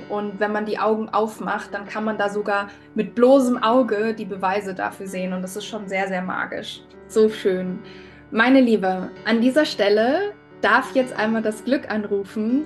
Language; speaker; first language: German; native; German